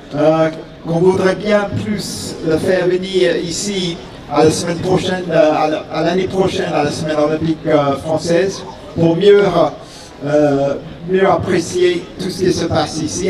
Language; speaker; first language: French; non-native, fluent; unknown